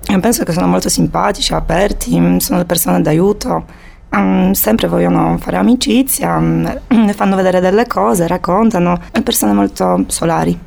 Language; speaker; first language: Italian; non-native, fluent; Polish